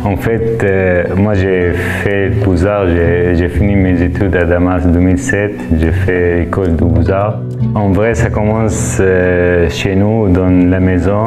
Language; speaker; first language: French; non-native, fluent; Arabic